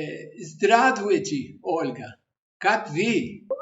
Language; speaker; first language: Russian; non-native, learner; Portuguese